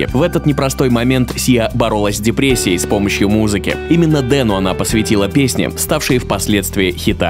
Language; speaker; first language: Russian; native; Russian